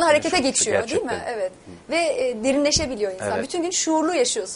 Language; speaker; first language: Turkish; native; Turkish